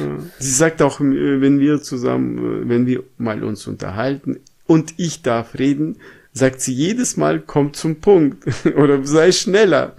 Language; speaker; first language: German; non-native, fluent; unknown